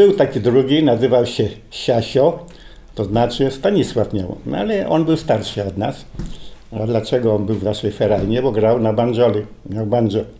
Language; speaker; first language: Polish; native; Polish